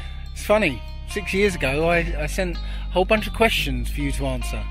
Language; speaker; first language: English; native; English